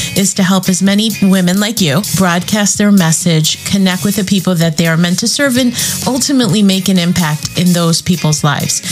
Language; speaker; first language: English; native; English